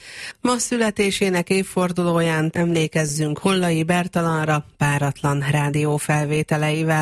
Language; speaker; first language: Hungarian; native; Hungarian